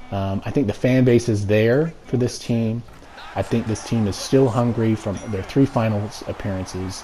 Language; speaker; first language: English; native; English